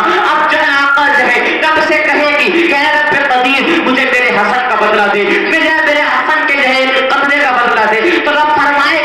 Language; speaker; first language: Urdu; native; Urdu